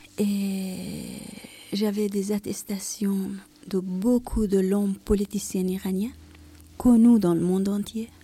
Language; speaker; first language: French; non-native, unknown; Persian